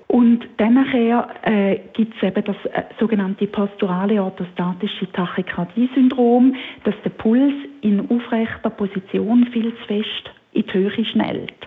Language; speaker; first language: German; native; German